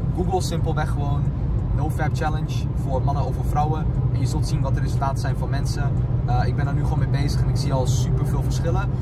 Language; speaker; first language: Dutch; native; Dutch